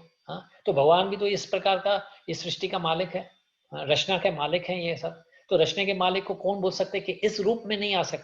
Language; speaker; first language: Hindi; native; Hindi